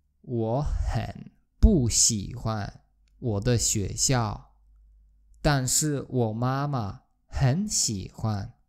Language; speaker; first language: Chinese; non-native, fluent; Polish